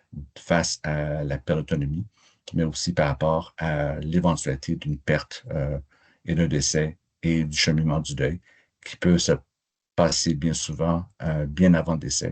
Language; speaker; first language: French; native; French